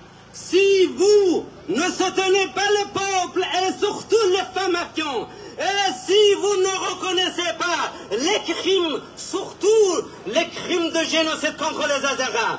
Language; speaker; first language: French; non-native, fluent; Persian